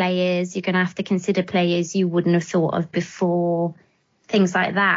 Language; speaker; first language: English; native; English